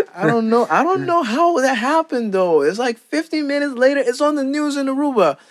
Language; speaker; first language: English; non-native, fluent; Papiamento